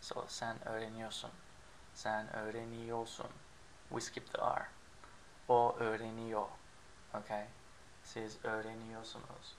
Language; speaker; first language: Turkish; non-native, learner; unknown